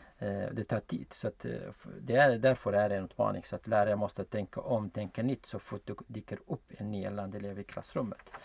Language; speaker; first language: Swedish; non-native, fluent; Arabic